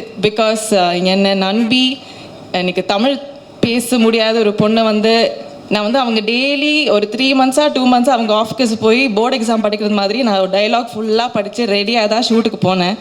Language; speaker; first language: Tamil; non-native, learner; Malayalam